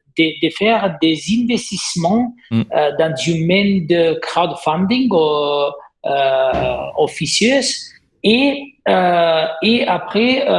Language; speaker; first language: French; non-native, fluent; Italian